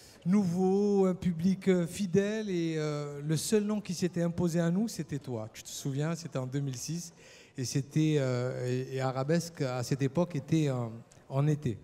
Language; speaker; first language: French; native; French